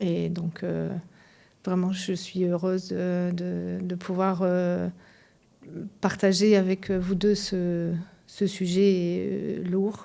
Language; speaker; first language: French; native; French